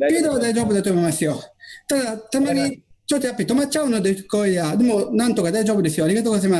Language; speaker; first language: Japanese; non-native, fluent; Italian